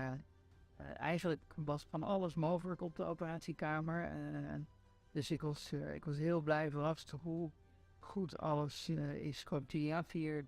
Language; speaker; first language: Dutch; native; Dutch